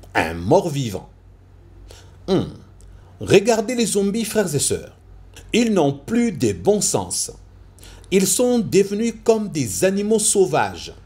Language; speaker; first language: French; non-native, local second language; Lingala